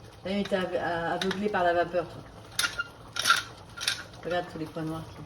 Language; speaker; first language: French; native; French